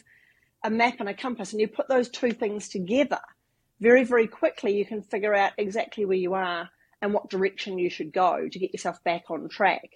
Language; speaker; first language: English; native; English